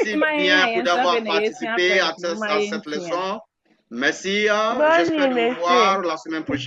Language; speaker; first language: French; non-native, fluent; Akan